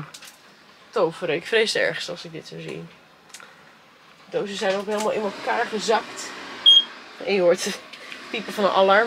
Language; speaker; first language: Dutch; native; Dutch